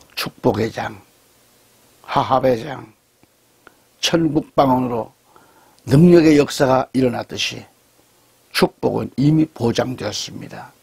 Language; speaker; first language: Korean; native; Korean